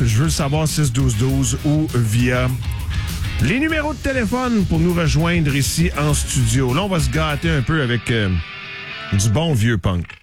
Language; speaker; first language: French; native; French